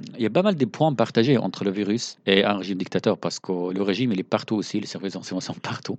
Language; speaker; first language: French; non-native, fluent; Arabic